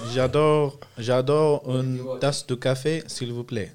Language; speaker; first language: French; non-native, learner; English